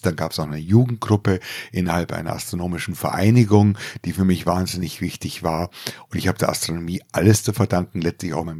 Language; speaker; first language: German; native; German